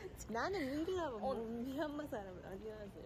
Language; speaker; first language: Korean; non-native, learner; Burmese